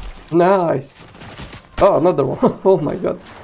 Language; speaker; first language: English; non-native, fluent; Romanian